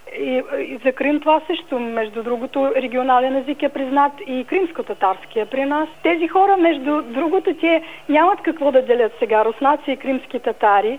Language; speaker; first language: Bulgarian; early bilingual, heritage; Bulgarian